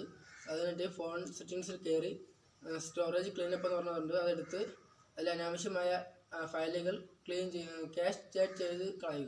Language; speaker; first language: Malayalam; native; Malayalam